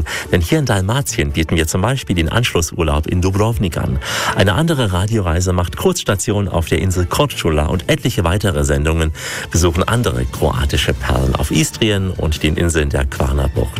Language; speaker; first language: German; native; German